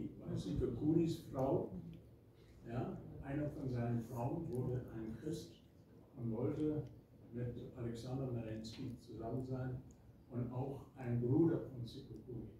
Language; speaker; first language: German; early bilingual, heritage; German